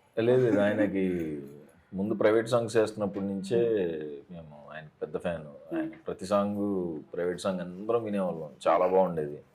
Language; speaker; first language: Telugu; native; Telugu